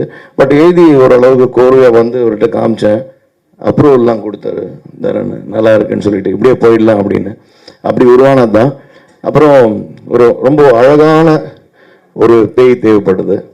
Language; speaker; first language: Tamil; native; Tamil